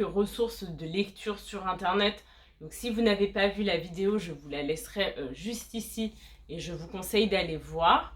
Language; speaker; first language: French; native; French